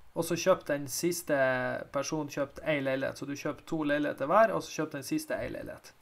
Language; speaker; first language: Norwegian; native; Norwegian